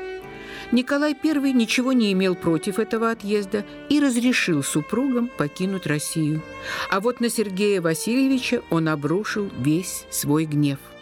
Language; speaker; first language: Russian; native; Russian